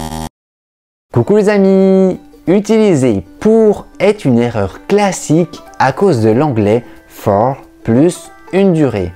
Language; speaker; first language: French; native; French